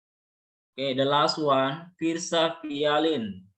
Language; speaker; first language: English; non-native, learner; Indonesian